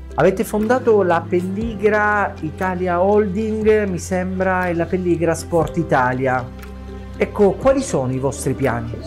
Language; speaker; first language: Italian; native; Italian